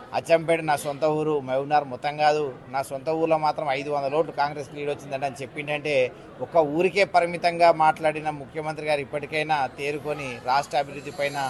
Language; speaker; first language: Telugu; native; Telugu